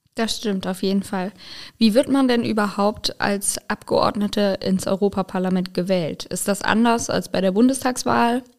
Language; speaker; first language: German; native; German